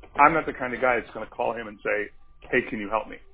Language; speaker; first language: English; native; English